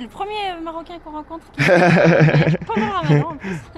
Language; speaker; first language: French; native; French